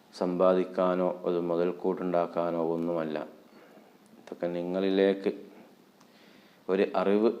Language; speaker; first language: Malayalam; native; Malayalam